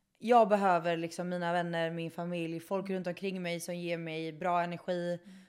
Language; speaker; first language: Swedish; native; Swedish